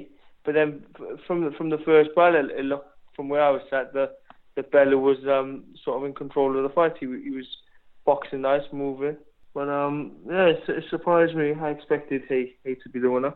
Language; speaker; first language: English; native; English